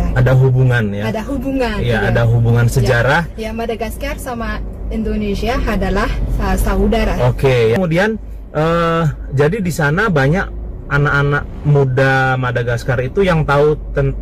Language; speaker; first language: Indonesian; non-native, fluent; Malagasy